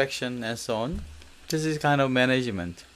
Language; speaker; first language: English; non-native, learner; Korean